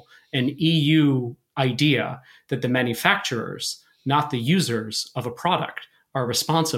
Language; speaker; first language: English; native; English